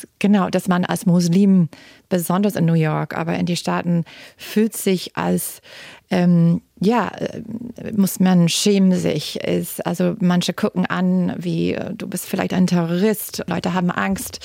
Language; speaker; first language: German; non-native, fluent; English